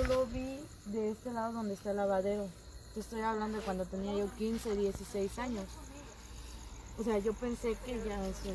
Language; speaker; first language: Spanish; native; Spanish